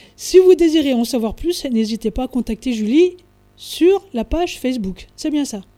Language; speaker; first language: French; native; French